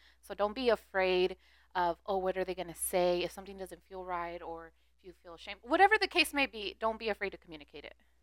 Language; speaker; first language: English; early bilingual, other home language; Spanish